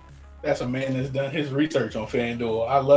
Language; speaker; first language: English; native; English